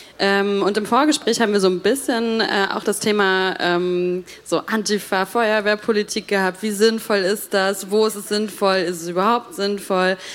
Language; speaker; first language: German; native; German